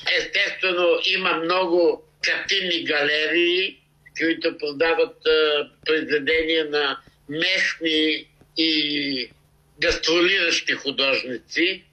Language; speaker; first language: Bulgarian; native; Bulgarian